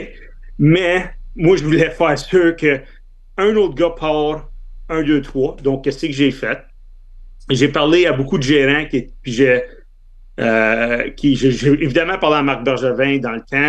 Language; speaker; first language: French; native; French